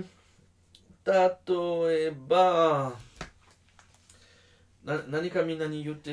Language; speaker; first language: Japanese; non-native, learner; French